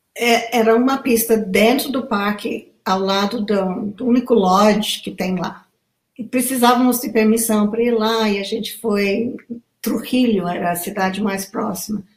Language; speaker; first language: Portuguese; non-native, fluent; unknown